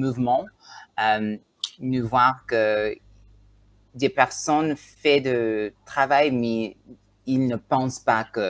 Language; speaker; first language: French; non-native, learner; Tswana